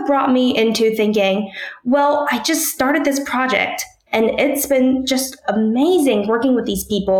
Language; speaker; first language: English; early bilingual, other home language; Korean